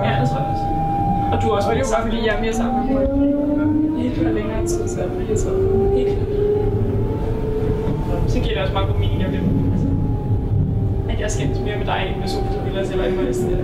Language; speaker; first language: Danish; native; Danish